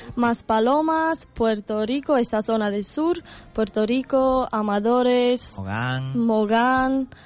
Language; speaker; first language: Spanish; non-native, learner; Romanian